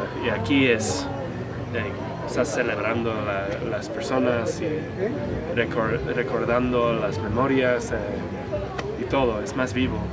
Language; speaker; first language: Spanish; non-native, fluent; English